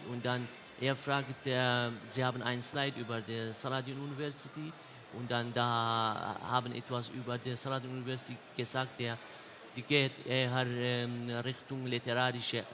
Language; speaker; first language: German; non-native, learner; Central Kurdish